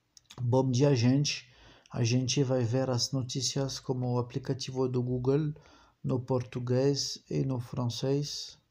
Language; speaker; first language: Portuguese; non-native, fluent; French